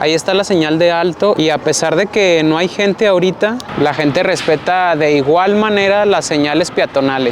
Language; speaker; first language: Spanish; native; Spanish